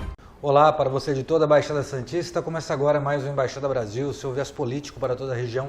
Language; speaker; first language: Portuguese; native; Portuguese